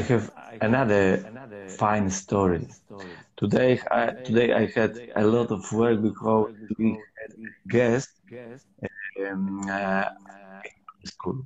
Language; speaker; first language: English; non-native, learner; Polish